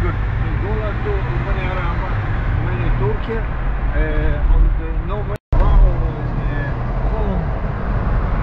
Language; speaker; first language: English; non-native, learner; Russian